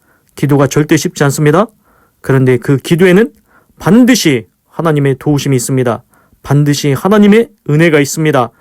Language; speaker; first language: Korean; native; Korean